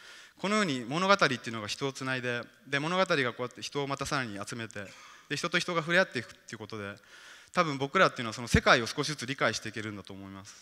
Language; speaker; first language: Japanese; native; Japanese